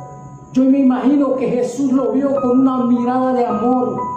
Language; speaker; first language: Spanish; native; Spanish